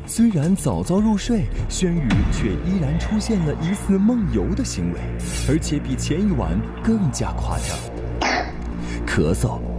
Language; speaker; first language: Chinese; native; Chinese